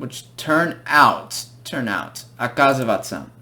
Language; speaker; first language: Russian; non-native, fluent; English